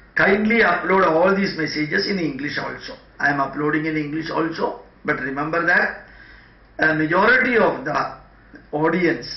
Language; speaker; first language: English; non-native, local second language; Malayalam